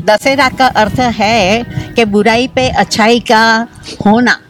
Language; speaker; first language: Hindi; non-native, local second language; Marathi